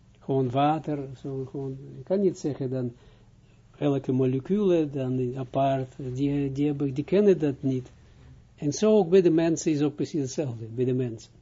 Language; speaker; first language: Dutch; non-native, fluent; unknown